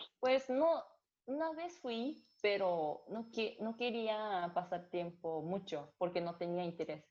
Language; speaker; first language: Spanish; non-native, learner; Japanese